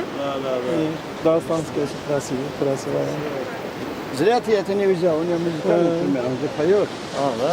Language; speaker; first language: Russian; non-native, local second language; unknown